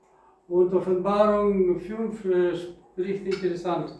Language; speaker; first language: German; non-native, fluent; Russian